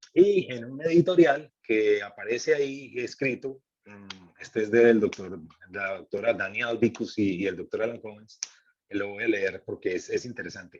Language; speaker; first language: Spanish; native; Spanish